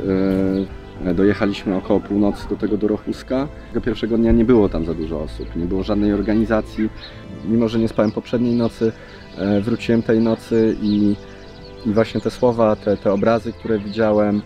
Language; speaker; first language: Polish; native; Polish